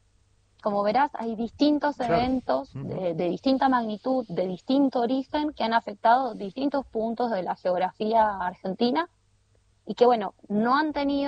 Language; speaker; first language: Spanish; native; Spanish